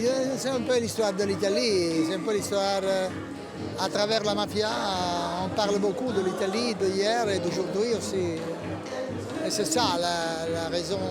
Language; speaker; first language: French; non-native, fluent; Italian